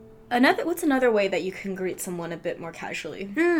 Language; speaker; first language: English; early bilingual, other home language; Chinese